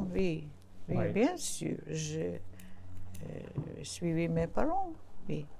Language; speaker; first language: French; non-native, learner; Russian